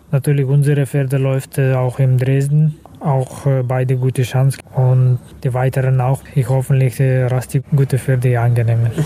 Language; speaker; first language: German; non-native, learner; Kazakh